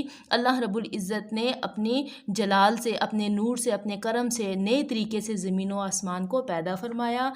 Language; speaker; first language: Urdu; native; Urdu